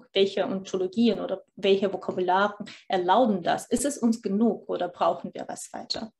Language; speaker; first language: German; non-native, fluent; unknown